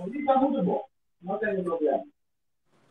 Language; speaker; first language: Portuguese; non-native, learner; Greek